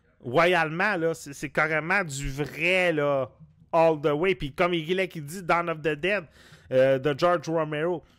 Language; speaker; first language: French; native; French